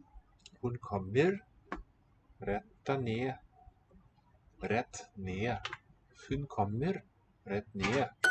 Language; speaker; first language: Norwegian; non-native, learner; English